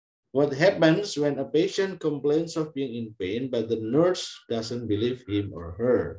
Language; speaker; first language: English; non-native, fluent; Indonesian